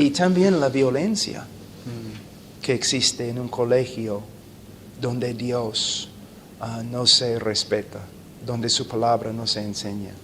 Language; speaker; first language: Spanish; non-native, fluent; English